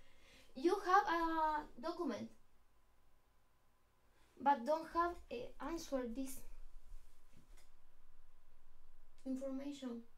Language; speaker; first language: English; non-native, learner; Spanish